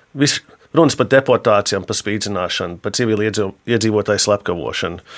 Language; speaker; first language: Latvian; early bilingual, heritage; Latvian